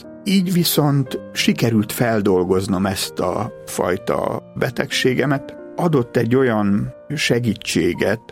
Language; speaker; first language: Hungarian; native; Hungarian